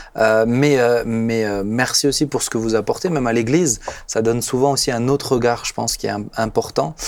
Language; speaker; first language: French; native; French